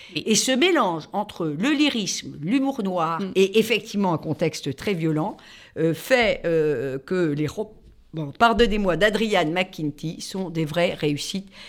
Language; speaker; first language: French; native; French